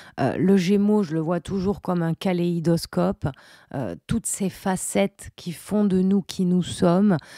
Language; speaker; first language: French; native; French